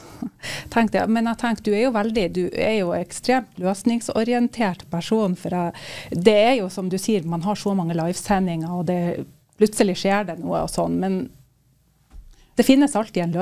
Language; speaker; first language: Swedish; non-native, fluent; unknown